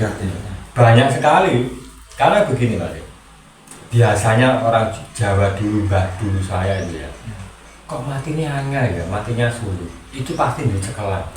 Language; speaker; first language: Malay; non-native, local second language; Javanese